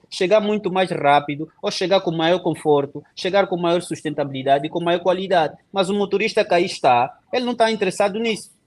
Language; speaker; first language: Portuguese; non-native, local second language; Kongo